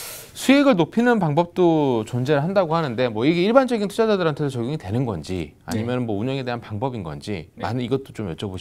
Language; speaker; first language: Korean; native; Korean